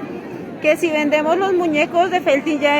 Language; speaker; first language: Spanish; native; Spanish